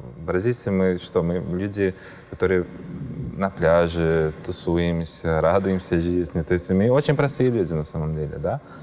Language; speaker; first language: Russian; non-native, fluent; Portuguese